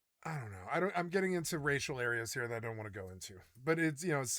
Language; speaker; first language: English; native; English